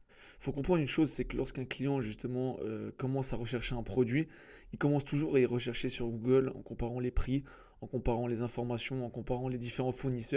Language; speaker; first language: French; native; French